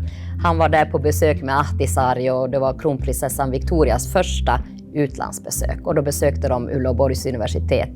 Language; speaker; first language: Swedish; early bilingual, other home language; Finnish